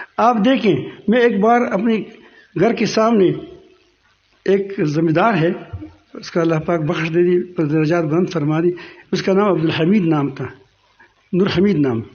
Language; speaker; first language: Urdu; non-native, local second language; Pashto